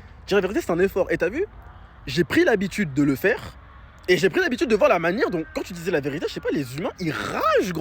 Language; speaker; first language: French; native; French